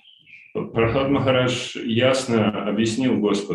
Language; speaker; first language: Russian; native; Russian